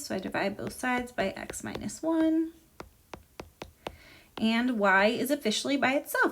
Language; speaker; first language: English; native; English